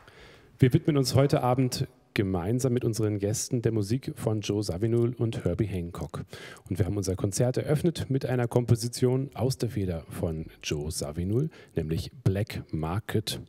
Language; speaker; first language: German; native; German